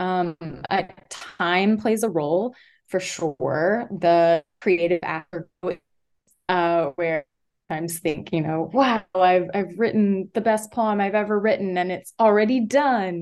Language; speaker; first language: English; native; English